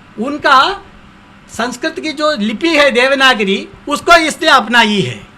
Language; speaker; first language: Hindi; non-native, local second language; Tamil